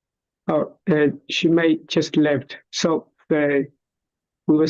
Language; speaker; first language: English; non-native, learner; Chinese